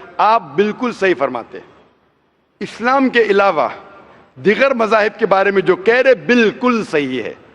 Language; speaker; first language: Hindi; non-native, local second language; Konkani